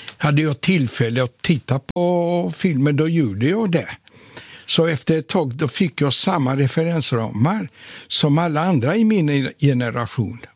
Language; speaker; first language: Swedish; non-native, fluent; Polish